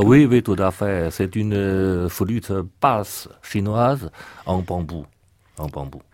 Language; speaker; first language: French; non-native, learner; Chinese